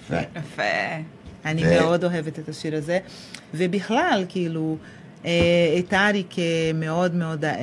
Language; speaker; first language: Hebrew; non-native, fluent; Portuguese